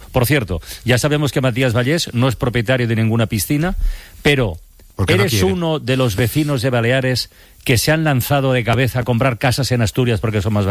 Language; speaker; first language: Spanish; native; Spanish